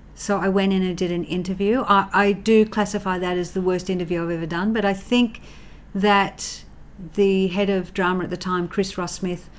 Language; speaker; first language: English; native; English